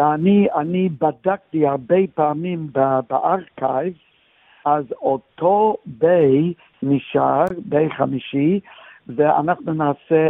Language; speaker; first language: Hebrew; non-native, fluent; English